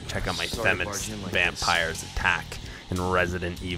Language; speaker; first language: English; native; English